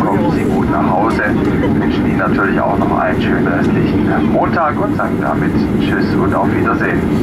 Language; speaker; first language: German; native; German